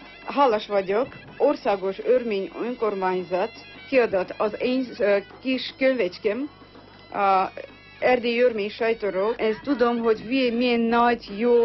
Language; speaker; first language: Hungarian; non-native, learner; Armenian